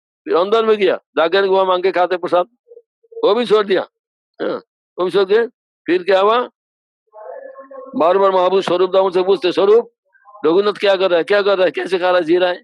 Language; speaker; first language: Hindi; non-native, local second language; Bangla